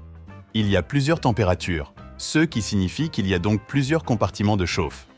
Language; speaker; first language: French; native; French